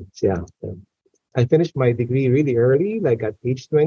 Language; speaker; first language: English; non-native, local second language; Filipino